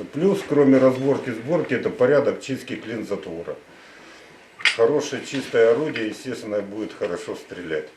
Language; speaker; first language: Russian; native; Russian